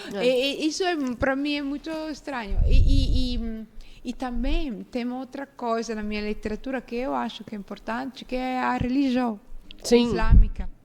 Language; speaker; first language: Portuguese; non-native, fluent; Italian